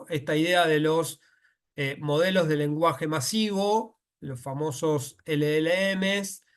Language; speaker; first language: Spanish; native; Spanish